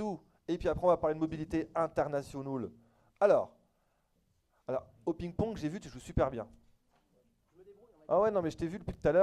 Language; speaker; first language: French; native; French